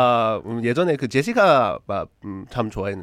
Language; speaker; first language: Korean; non-native, learner; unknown